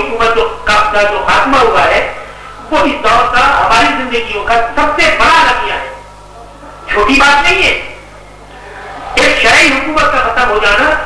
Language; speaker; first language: Urdu; native; Urdu